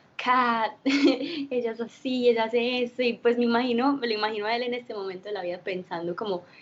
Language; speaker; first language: Spanish; early bilingual, heritage; Spanish